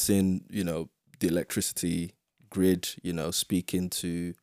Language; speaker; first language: English; non-native, local second language; Yoruba